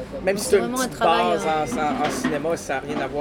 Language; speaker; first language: French; native; French